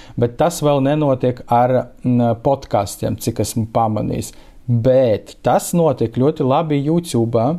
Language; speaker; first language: Latvian; non-native, local second language; Russian